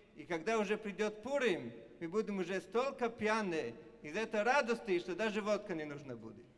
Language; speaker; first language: Russian; non-native, fluent; Italian